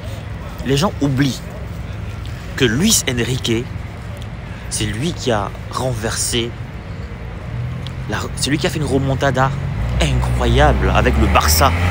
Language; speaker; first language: French; native; French